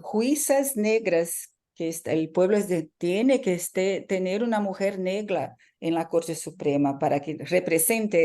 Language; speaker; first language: Spanish; non-native, fluent; Portuguese